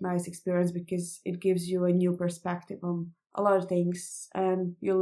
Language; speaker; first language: English; non-native, fluent; Latvian